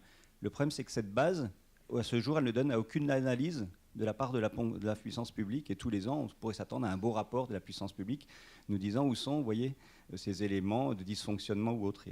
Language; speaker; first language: French; native; French